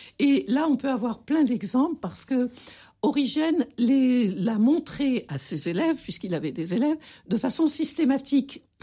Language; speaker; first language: French; native; French